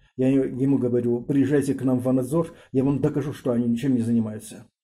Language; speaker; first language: Russian; non-native, local second language; Armenian